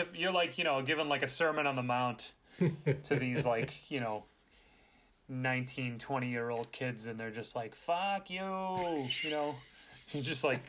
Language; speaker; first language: English; native; English